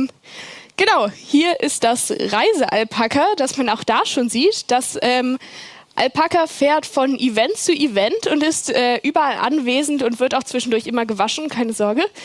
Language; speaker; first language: German; native; German